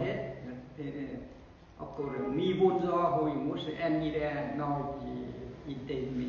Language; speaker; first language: Hungarian; non-native, learner; Vietnamese